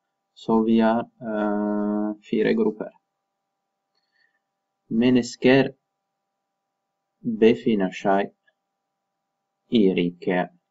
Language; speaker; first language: Norwegian; non-native, fluent; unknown